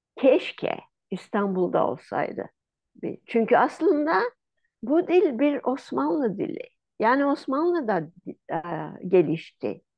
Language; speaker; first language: Turkish; non-native, local second language; Ladino